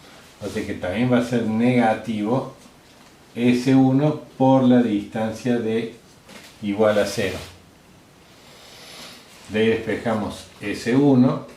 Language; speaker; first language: Spanish; native; Spanish